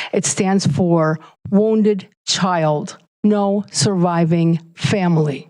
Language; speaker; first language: English; early bilingual, other home language; Arabic